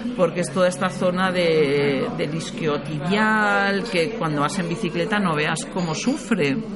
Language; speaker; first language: Spanish; native; Spanish